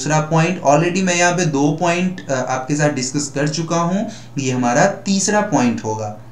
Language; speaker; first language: Hindi; native; Hindi